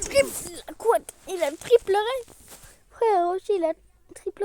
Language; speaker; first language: French; native; French